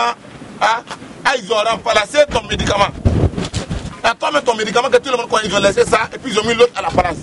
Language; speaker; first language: French; non-native, local second language; Bambara